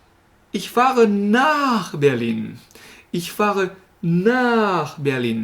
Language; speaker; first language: German; non-native, fluent; French